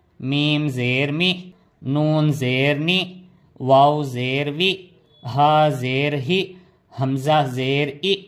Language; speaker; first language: Urdu; native; Urdu